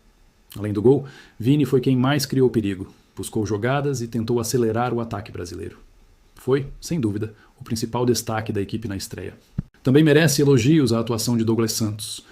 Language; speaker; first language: Portuguese; native; Portuguese